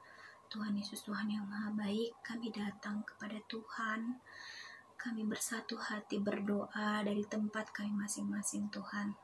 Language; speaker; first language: Indonesian; native; Indonesian